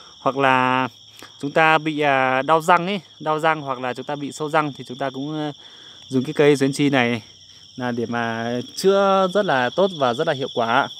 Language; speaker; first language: Vietnamese; non-native, local second language; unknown